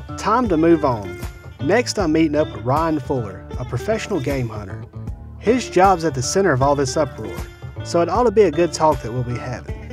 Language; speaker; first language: English; native; English